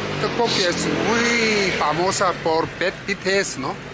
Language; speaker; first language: Spanish; non-native, learner; Korean